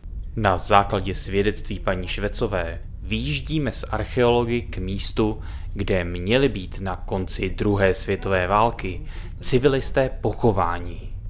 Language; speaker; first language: Czech; native; Czech